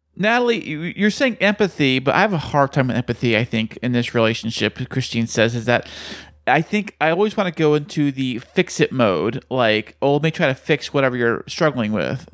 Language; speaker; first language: English; native; English